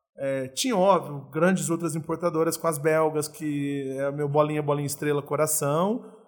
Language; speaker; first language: Portuguese; native; Portuguese